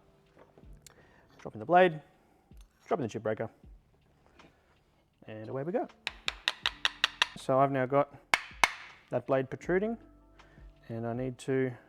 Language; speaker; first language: English; native; English